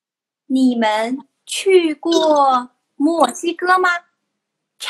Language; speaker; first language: Chinese; non-native, learner; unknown